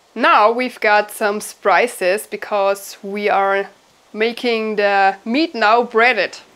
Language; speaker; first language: English; non-native, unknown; German